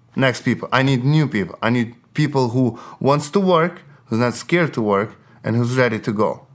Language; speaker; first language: English; non-native, fluent; Ukrainian